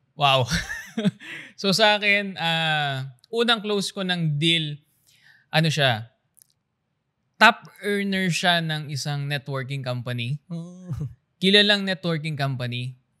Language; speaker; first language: Filipino; native; Filipino